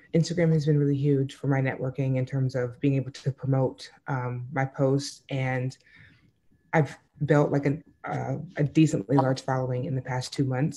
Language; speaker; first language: English; native; English